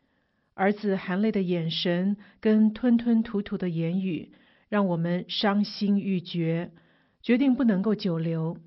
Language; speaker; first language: Chinese; native; Chinese